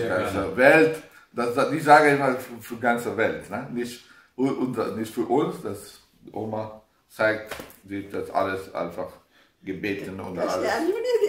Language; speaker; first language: German; non-native, learner; Pashto